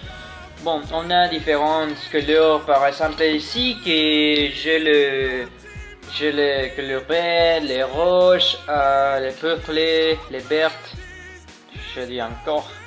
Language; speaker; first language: French; non-native, learner; Spanish